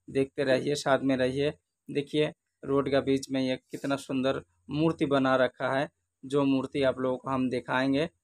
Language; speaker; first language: Hindi; non-native, local second language; Bangla